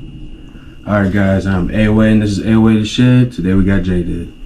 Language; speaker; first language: English; native; English